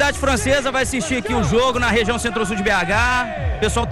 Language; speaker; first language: Portuguese; native; Portuguese